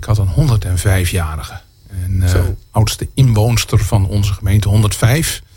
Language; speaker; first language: Dutch; native; Dutch